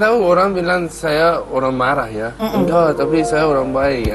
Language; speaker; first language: Indonesian; non-native, learner; Persian